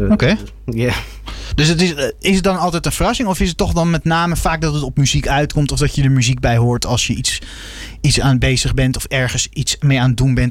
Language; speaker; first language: Dutch; native; Dutch